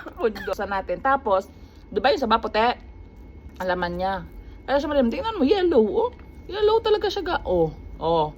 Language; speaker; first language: Filipino; native; Filipino